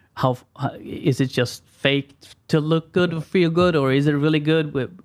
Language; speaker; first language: English; non-native, fluent; Swedish